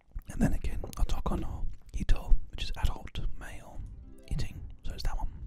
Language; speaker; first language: English; native; English